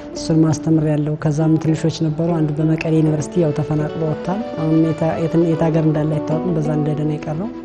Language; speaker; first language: Amharic; native; Amharic